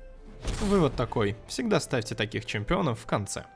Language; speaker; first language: Russian; native; Russian